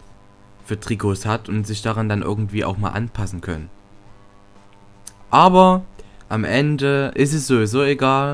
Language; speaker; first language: German; native; German